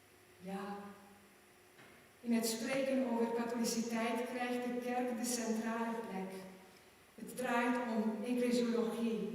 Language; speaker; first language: Dutch; non-native, fluent; German